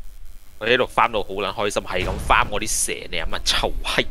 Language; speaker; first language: Chinese; native; Chinese